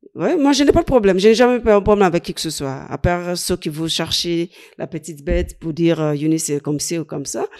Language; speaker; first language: French; non-native, fluent; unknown